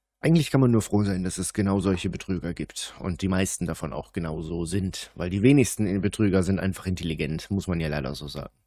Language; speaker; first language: German; native; German